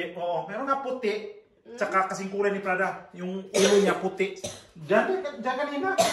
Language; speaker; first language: Filipino; non-native, local second language; Cebuano